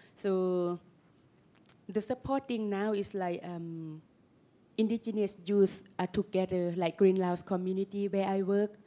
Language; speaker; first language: English; non-native, learner; Lao